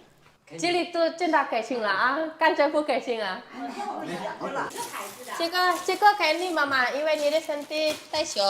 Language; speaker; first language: Chinese; non-native, learner; Indonesian